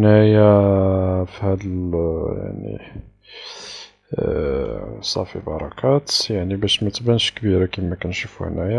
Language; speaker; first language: Arabic; native; Arabic